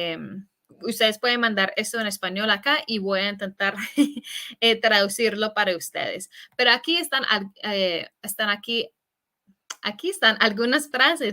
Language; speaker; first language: Spanish; non-native, fluent; English